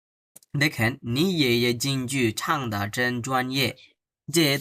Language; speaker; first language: Chinese; non-native, fluent; Bangla